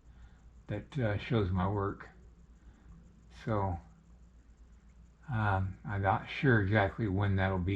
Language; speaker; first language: English; native; English